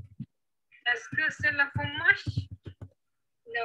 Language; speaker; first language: French; non-native, learner; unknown